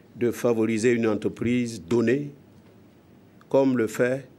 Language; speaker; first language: French; non-native, local second language; Mossi